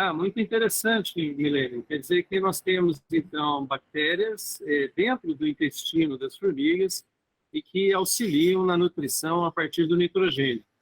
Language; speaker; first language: Portuguese; native; Portuguese